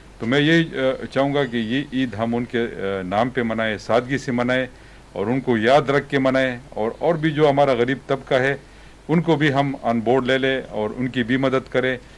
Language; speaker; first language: Urdu; non-native, local second language; Pashto